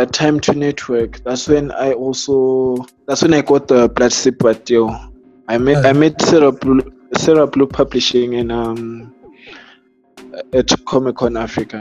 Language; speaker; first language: English; non-native, local second language; North Ndebele